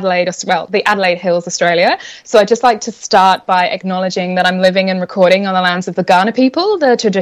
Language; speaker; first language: English; native; English